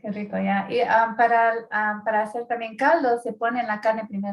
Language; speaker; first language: Spanish; early bilingual, heritage; Spanish